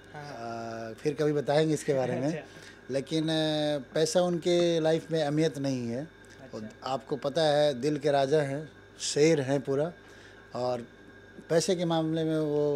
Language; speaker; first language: Hindi; native; Hindi